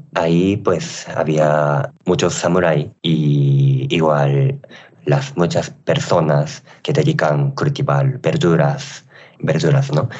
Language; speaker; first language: Spanish; non-native, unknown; Japanese